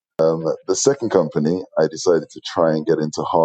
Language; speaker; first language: English; native; English